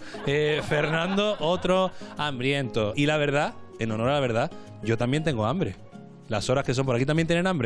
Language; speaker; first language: Spanish; native; Spanish